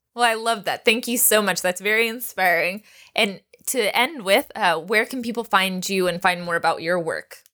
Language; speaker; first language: English; early bilingual, other home language; Persian